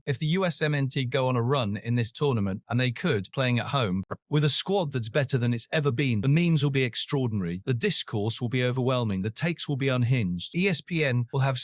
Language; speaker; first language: English; native; English